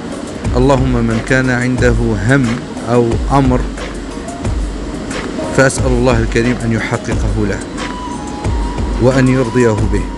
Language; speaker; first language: Arabic; native; Arabic